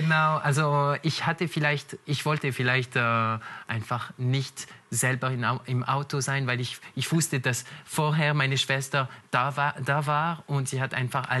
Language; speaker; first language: German; non-native, local second language; French